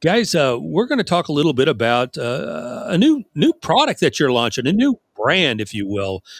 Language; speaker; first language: English; native; English